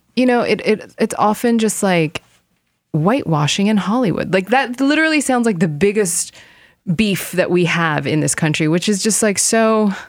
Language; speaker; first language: English; non-native, fluent; Korean